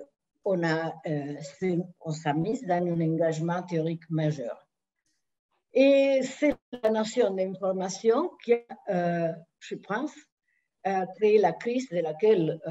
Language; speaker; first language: French; non-native, fluent; Spanish